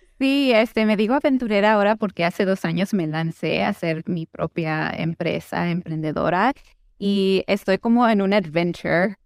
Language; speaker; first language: Spanish; early bilingual, heritage; Spanish